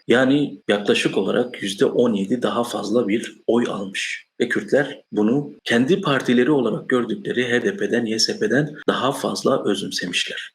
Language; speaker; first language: Turkish; non-native, local second language; Kurdish